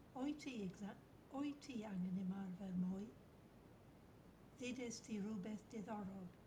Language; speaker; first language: Welsh; non-native, learner; English